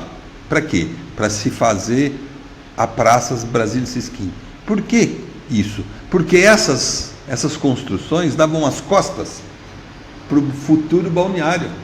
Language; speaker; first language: Portuguese; native; Portuguese